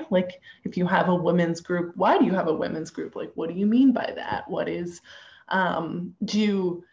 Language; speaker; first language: English; native; English